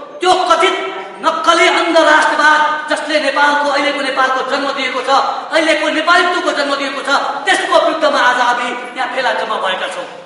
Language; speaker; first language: Nepali; non-native, local second language; Maithili